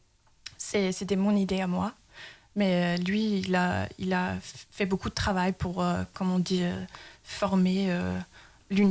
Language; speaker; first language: French; early bilingual, heritage; Danish